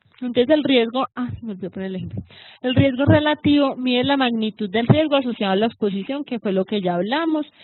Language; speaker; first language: Spanish; native; Spanish